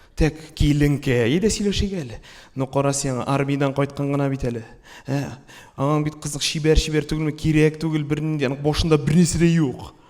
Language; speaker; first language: Tatar; native; Tatar